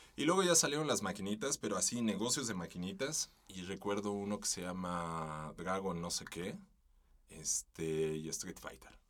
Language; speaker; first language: Spanish; native; Spanish